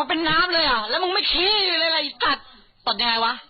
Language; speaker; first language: Thai; native; Thai